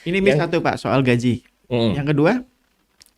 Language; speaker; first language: Indonesian; native; Indonesian